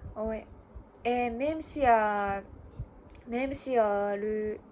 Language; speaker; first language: French; non-native, learner; Japanese